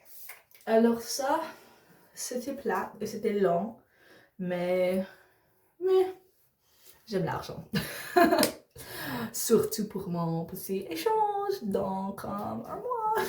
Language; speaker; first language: French; non-native, learner; English